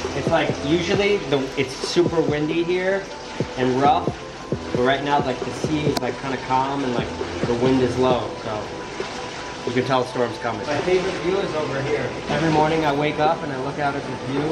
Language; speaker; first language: English; native; English